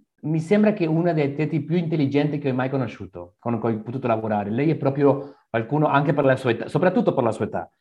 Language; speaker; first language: Italian; non-native, learner; Spanish